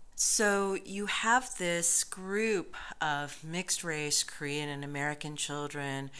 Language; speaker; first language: English; native; English